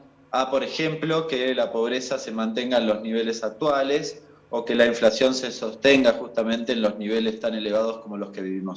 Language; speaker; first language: Spanish; native; Spanish